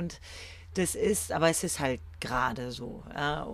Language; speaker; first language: German; early bilingual, other home language; French